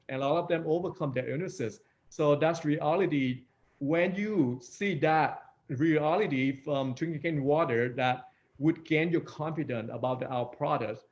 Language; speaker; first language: English; non-native, fluent; Vietnamese